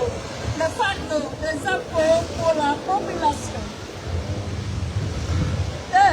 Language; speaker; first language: French; non-native, fluent; Khmer